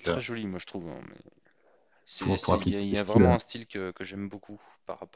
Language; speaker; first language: French; native; French